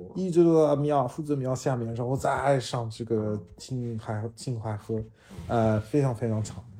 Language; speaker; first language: Chinese; non-native, fluent; French